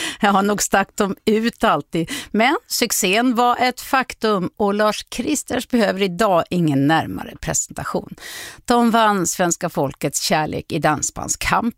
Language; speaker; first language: Swedish; native; Swedish